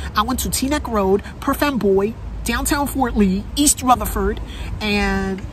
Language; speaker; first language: English; native; English